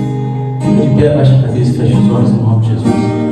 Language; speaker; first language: Portuguese; native; Portuguese